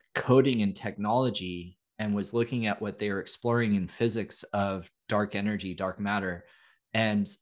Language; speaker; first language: English; native; English